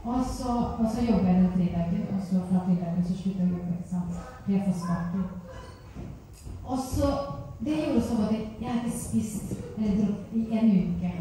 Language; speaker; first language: Norwegian; non-native, fluent; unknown